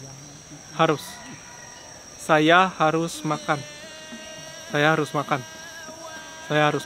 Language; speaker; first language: Indonesian; non-native, fluent; English